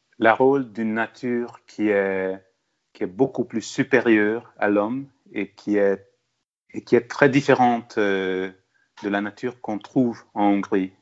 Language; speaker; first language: French; non-native, fluent; Hungarian